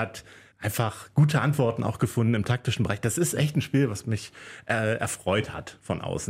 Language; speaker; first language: German; native; German